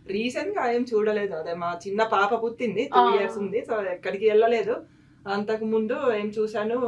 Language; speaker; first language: Telugu; non-native, fluent; Finnish